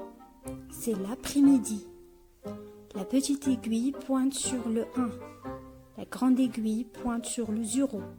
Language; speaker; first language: French; non-native, local second language; Arabic